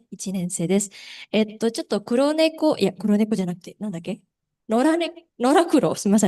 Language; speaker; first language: Japanese; non-native, learner; Indonesian